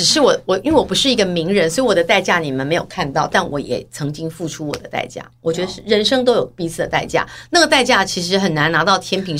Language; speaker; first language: Chinese; native; Chinese